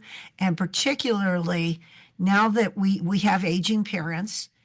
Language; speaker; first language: English; native; English